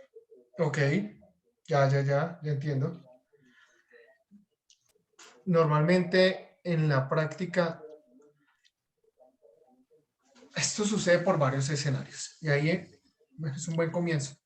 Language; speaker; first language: Spanish; native; Spanish